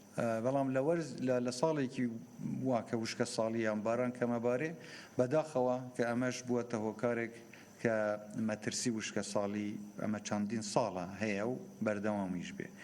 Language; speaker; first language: Central Kurdish; native; Central Kurdish